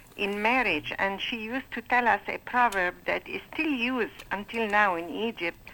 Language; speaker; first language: English; non-native, fluent; Arabic